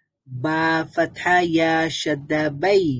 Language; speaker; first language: Arabic; non-native, learner; Bangla